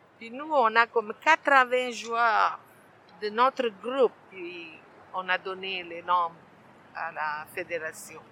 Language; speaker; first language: French; non-native, fluent; Italian